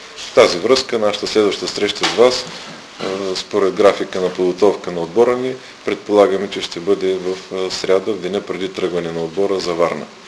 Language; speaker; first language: Bulgarian; native; Bulgarian